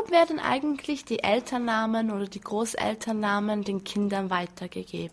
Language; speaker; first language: German; early bilingual, other home language; Romany